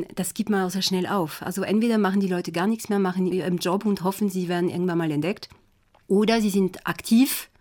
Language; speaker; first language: German; non-native, fluent; French